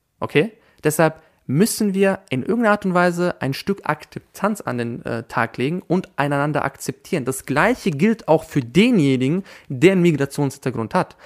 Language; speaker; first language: German; early bilingual, other home language; Albanian